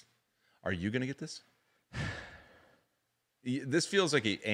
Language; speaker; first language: English; native; English